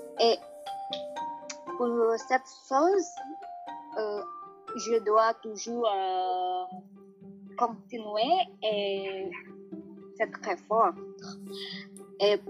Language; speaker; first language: French; non-native, learner; Indonesian